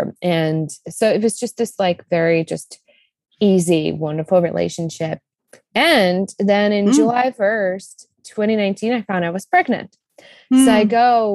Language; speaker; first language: English; non-native, fluent; Czech